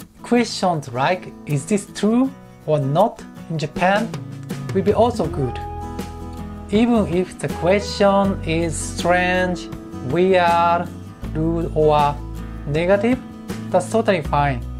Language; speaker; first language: English; non-native, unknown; Japanese